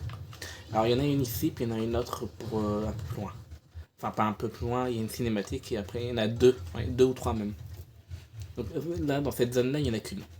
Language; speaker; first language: French; native; French